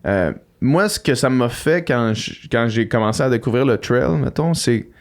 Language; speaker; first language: French; native; French